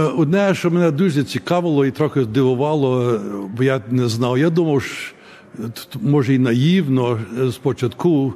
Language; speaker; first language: Ukrainian; early bilingual, heritage; Ukrainian